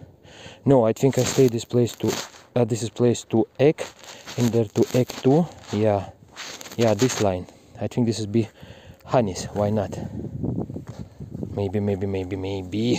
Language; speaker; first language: English; non-native, learner; Russian